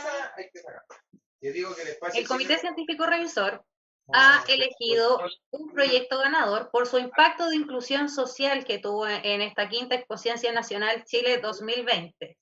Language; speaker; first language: Spanish; native; Spanish